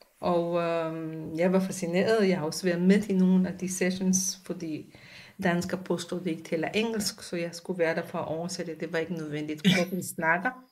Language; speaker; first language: Danish; non-native, fluent; Hebrew